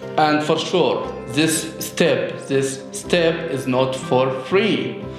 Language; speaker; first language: English; non-native, fluent; Arabic